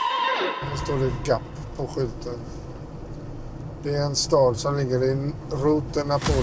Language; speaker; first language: Swedish; native; Swedish